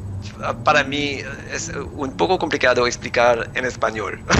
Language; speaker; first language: Spanish; non-native, learner; English